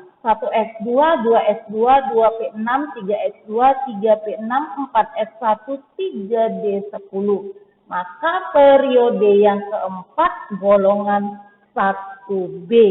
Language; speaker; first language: Indonesian; native; Indonesian